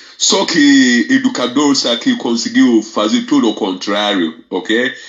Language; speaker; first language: Portuguese; non-native, fluent; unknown